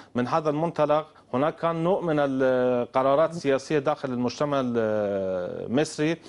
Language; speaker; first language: Arabic; non-native, fluent; Persian